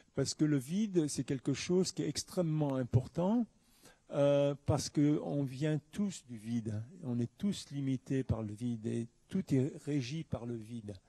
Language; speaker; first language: French; native; French